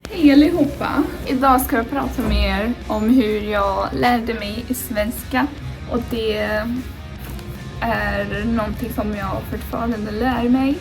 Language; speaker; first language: Swedish; non-native, fluent; Portuguese